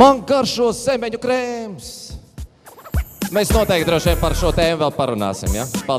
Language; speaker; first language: Latvian; native; Latvian